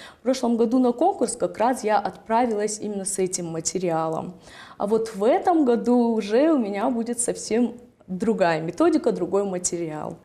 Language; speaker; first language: Russian; non-native, local second language; Ossetic